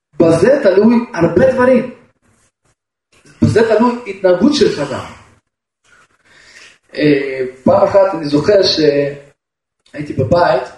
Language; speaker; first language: Hebrew; non-native, fluent; Russian